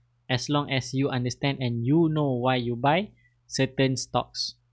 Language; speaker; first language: English; non-native, local second language; Malay